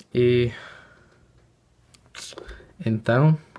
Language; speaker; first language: Portuguese; non-native, learner; English